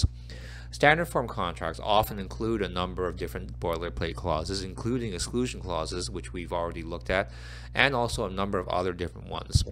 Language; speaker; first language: English; native; English